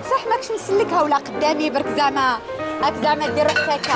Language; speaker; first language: Arabic; native; Arabic